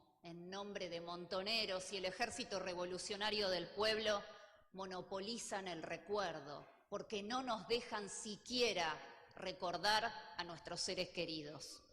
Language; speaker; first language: Spanish; native; Spanish